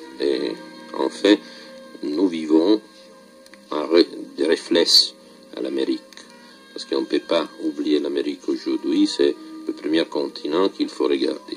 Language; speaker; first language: French; non-native, fluent; Italian